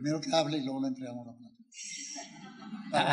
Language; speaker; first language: Spanish; native; Spanish